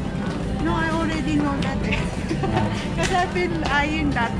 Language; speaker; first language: English; non-native, local second language; Filipino